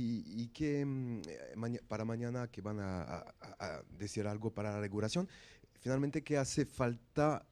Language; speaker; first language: Spanish; non-native, fluent; French